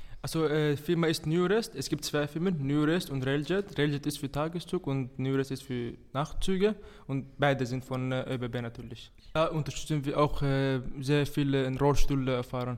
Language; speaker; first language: German; non-native, fluent; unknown